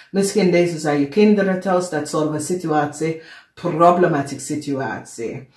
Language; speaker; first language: Dutch; non-native, fluent; English